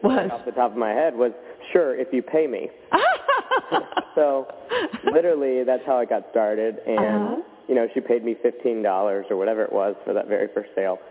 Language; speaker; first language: English; native; English